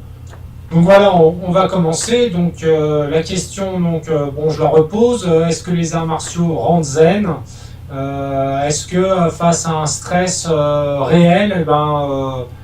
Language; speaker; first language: French; native; French